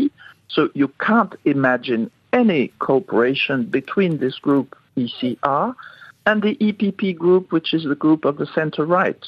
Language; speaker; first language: English; non-native, fluent; French